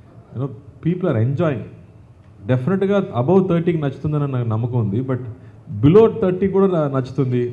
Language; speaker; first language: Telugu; non-native, fluent; Tamil